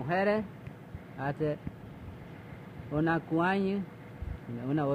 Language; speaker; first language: Spanish; non-native, local second language; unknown